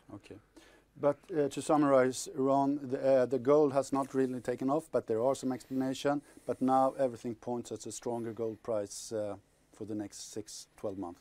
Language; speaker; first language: English; non-native, fluent; Swedish